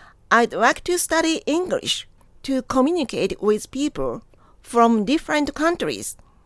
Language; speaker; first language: English; non-native, fluent; Japanese